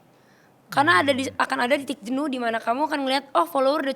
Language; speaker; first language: Indonesian; native; Indonesian